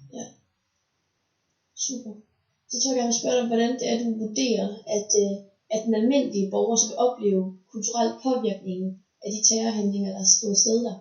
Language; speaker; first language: Danish; native; Danish